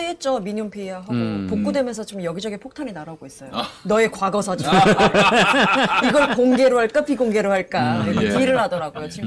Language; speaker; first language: Korean; native; Korean